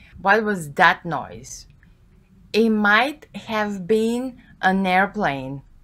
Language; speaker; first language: English; non-native, fluent; Bulgarian